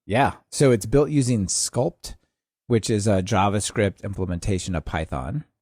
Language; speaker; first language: English; native; English